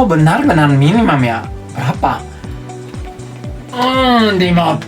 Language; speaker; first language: Indonesian; non-native, fluent; Japanese